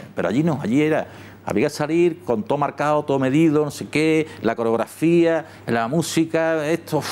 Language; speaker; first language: Spanish; native; Spanish